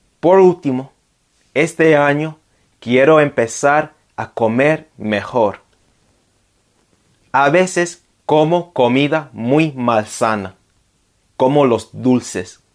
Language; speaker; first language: Spanish; non-native, fluent; English